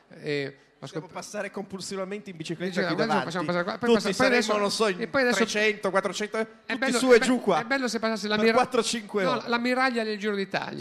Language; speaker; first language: Italian; native; Italian